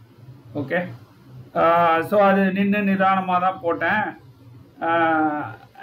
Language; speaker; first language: Tamil; native; Tamil